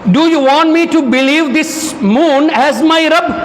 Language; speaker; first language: English; non-native, local second language; Tamil